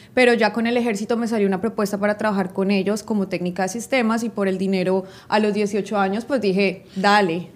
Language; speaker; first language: Spanish; native; Spanish